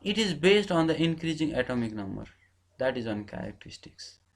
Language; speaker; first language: English; non-native, local second language; Nepali